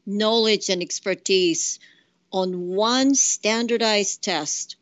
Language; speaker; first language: English; non-native, fluent; Japanese